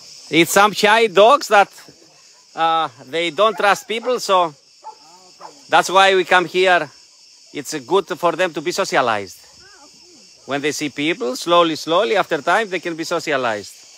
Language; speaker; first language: English; non-native, fluent; Greek